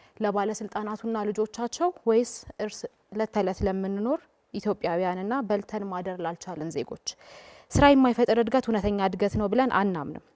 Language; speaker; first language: Amharic; native; Amharic